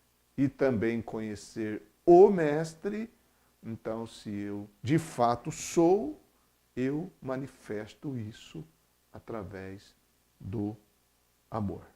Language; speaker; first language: Portuguese; native; Portuguese